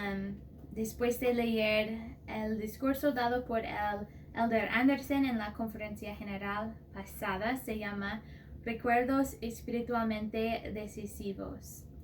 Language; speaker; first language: Spanish; non-native, fluent; English